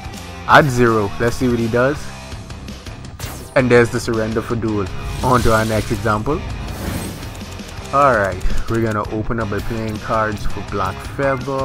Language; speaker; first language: English; native; English